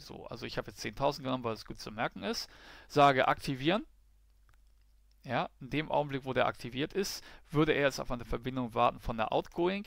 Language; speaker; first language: German; native; German